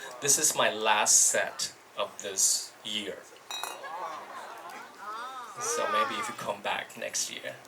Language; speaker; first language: English; non-native, fluent; Chinese